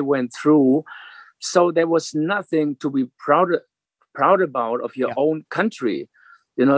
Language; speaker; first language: English; non-native, fluent; German